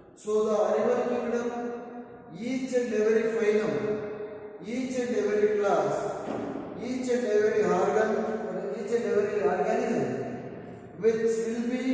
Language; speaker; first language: English; non-native, local second language; Kannada